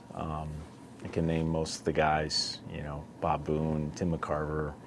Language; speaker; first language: English; native; English